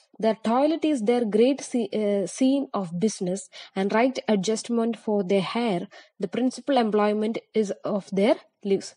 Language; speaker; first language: English; non-native, local second language; Malayalam